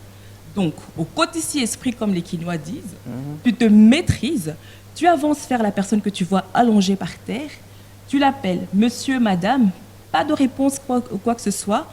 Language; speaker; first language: French; non-native, local second language; Lingala